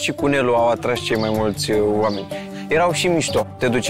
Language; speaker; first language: Romanian; native; Romanian